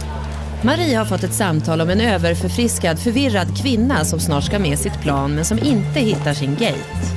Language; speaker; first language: Swedish; native; Swedish